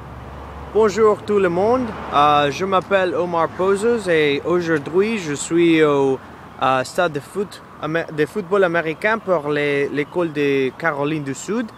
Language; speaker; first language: French; non-native, learner; English